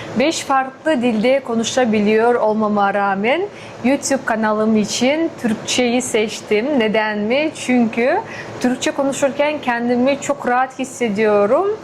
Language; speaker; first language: Turkish; non-native, fluent; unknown